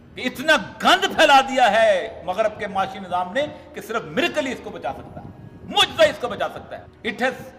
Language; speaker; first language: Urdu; non-native, local second language; Punjabi